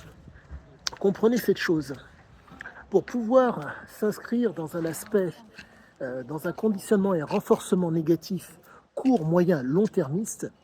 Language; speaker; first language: French; native; French